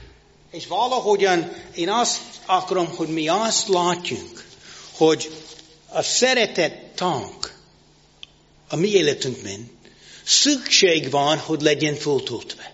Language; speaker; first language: Hungarian; non-native, fluent; English